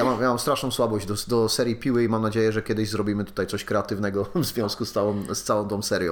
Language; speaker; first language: Polish; native; Polish